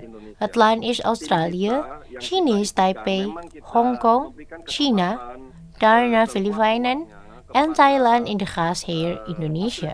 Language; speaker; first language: Dutch; non-native, fluent; Indonesian